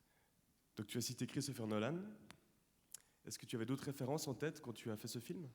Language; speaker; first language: French; native; French